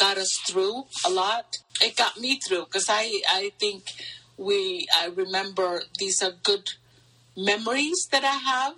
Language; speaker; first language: English; early bilingual, other home language; Spanish